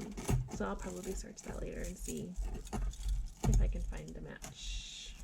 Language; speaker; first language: English; native; English